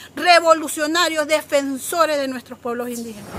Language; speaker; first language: Spanish; non-native, local second language; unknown